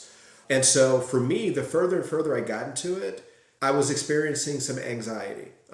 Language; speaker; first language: English; native; English